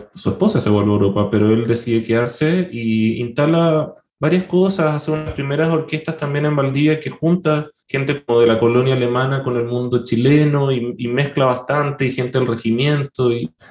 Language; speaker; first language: Spanish; native; Spanish